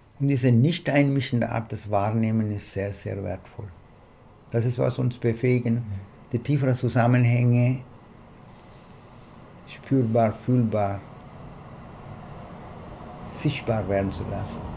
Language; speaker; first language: German; non-native, fluent; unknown